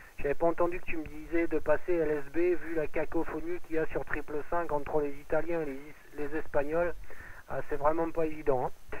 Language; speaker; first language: French; native; French